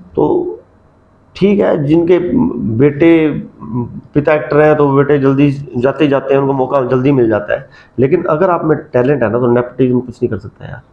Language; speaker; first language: Hindi; non-native, local second language; Punjabi